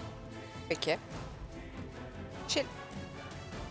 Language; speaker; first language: Turkish; native; Turkish